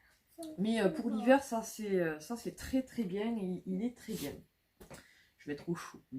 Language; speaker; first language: French; native; French